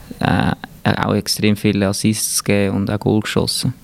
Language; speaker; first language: German; native; German